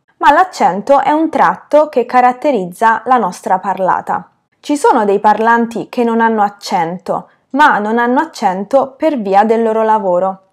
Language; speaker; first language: Italian; native; Italian